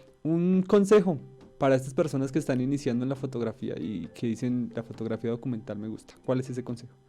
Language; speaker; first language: Spanish; native; Spanish